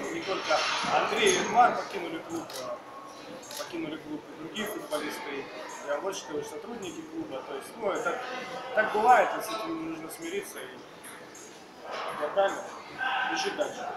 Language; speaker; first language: Russian; native; Russian